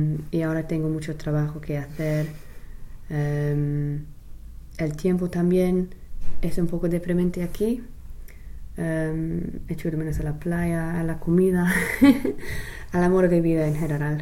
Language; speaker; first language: Spanish; non-native, learner; English